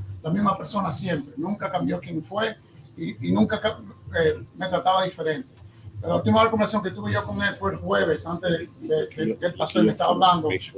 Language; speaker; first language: Spanish; early bilingual, heritage; Spanish